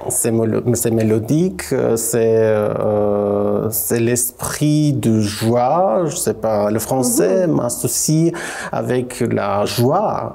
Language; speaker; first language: French; non-native, fluent; Armenian